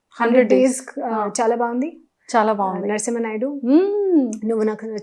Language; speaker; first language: Telugu; non-native, learner; Hindi